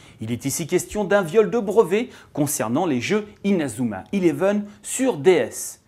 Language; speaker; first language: French; native; French